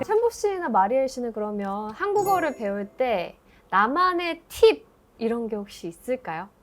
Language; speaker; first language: Korean; native; Korean